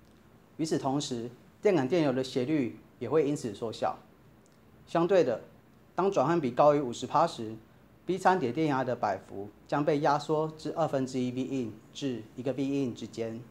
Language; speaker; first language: Chinese; native; Chinese